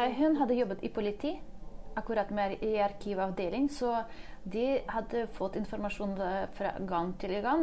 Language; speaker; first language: Norwegian; non-native, fluent; Ukrainian